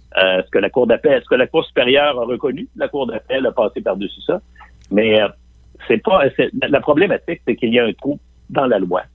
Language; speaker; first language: French; native; French